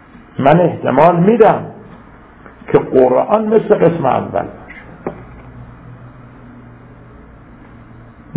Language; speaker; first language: Persian; native; Persian